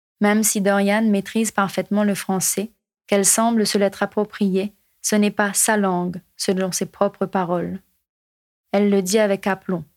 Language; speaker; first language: French; non-native, local second language; Morisyen